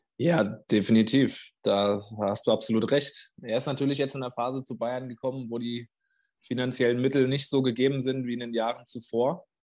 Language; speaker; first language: German; native; German